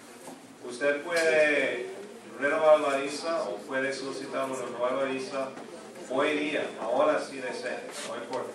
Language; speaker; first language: Spanish; non-native, fluent; English